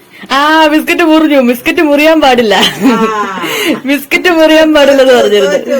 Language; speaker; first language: Malayalam; native; Malayalam